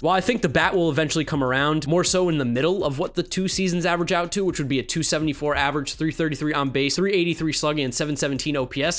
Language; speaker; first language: English; native; English